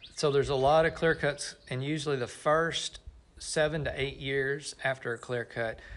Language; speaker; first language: English; native; English